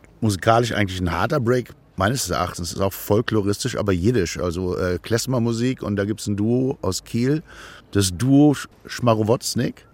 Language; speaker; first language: German; native; German